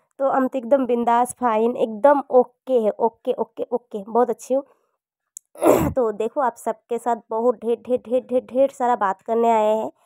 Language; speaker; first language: Hindi; non-native, local second language; Bangla